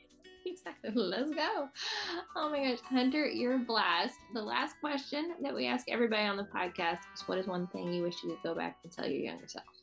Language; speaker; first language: English; native; English